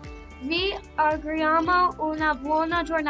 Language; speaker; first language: Italian; non-native, learner; English